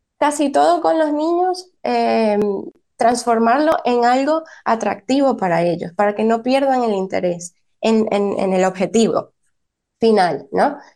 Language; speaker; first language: Spanish; native; Spanish